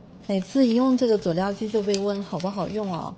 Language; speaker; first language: Chinese; native; Chinese